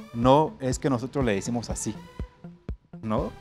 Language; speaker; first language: Spanish; non-native, local second language; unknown